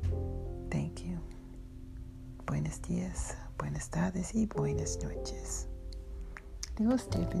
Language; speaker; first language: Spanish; non-native, learner; English